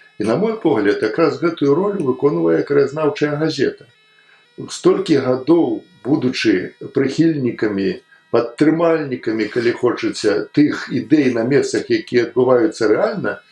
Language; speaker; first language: Belarusian; native; Belarusian